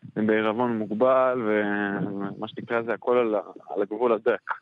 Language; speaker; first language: Hebrew; native; Hebrew